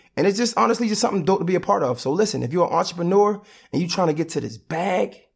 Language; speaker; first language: English; native; English